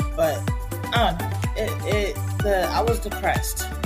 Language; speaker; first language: English; non-native, fluent; Spanish